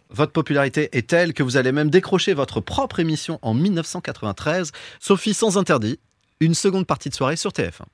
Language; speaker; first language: French; native; French